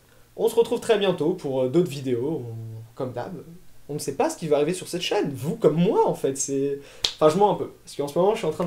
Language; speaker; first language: French; native; French